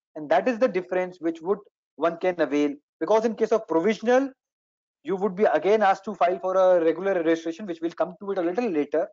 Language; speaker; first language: English; non-native, local second language; Hindi